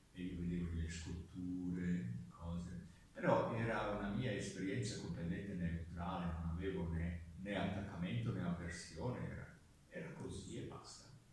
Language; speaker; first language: Italian; non-native, local second language; German